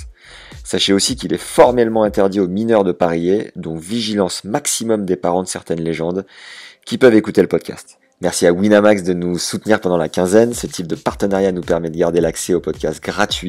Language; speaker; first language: French; native; French